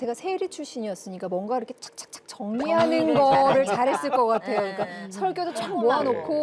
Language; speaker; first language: Korean; native; Korean